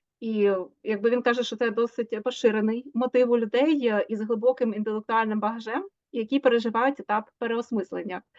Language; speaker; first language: Ukrainian; native; Ukrainian